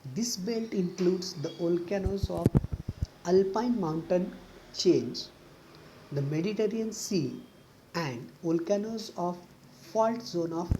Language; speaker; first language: English; non-native, local second language; Marathi